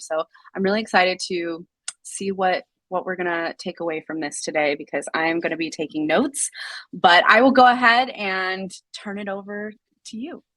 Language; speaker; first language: English; native; English